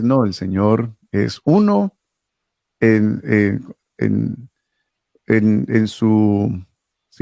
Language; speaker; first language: Spanish; native; Spanish